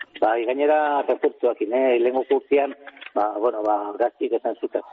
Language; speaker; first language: Basque; native; Basque